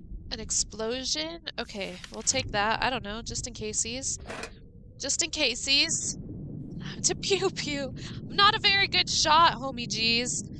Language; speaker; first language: English; native; English